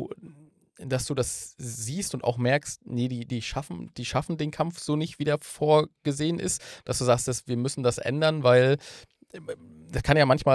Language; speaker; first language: German; native; German